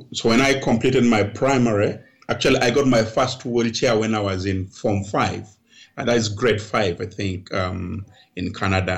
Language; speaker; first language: English; non-native, local second language; Ganda